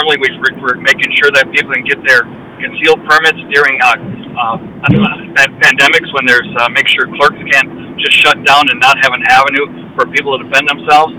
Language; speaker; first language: English; native; English